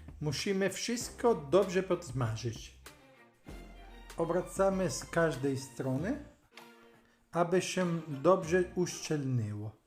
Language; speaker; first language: Polish; non-native, learner; Italian